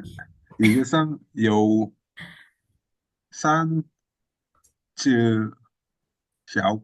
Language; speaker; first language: Chinese; non-native, learner; Indonesian